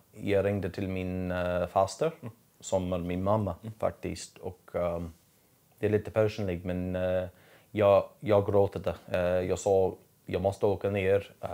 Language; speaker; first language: Swedish; non-native, learner; English